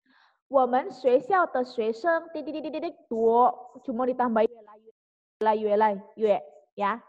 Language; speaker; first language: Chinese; non-native, fluent; Indonesian